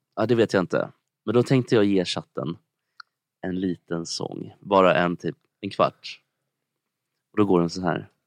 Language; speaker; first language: Swedish; native; Swedish